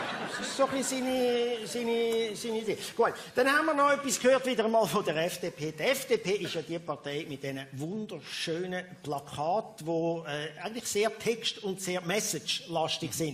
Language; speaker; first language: German; native; German